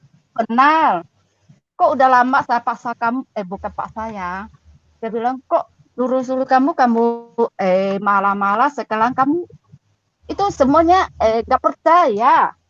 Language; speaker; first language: Indonesian; non-native, learner; Cantonese